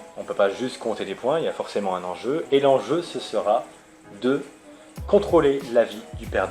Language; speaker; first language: French; native; French